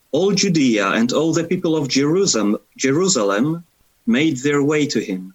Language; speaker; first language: English; non-native, fluent; Polish